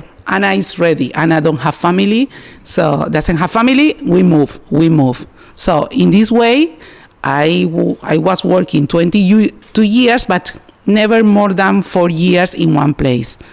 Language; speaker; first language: English; non-native, learner; Spanish